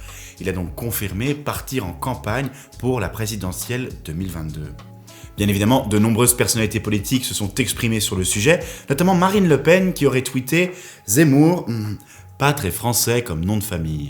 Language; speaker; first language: French; native; French